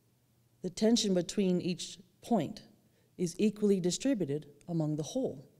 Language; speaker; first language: English; native; English